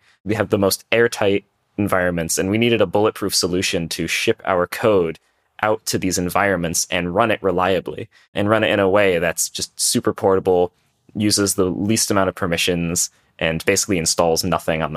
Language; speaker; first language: English; native; English